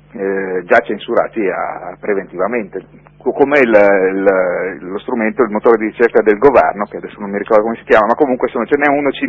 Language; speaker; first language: Italian; native; Italian